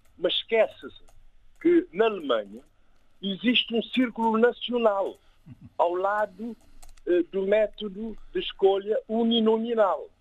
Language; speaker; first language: Portuguese; non-native, local second language; Kabuverdianu